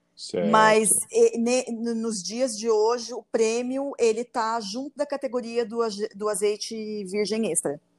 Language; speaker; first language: Portuguese; native; Portuguese